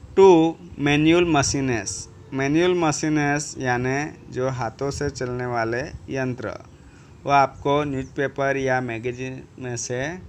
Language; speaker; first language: Hindi; non-native, local second language; Gujarati